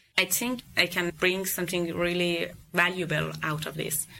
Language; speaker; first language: English; non-native, fluent; Persian